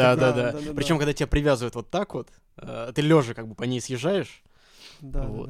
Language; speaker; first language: Russian; native; Russian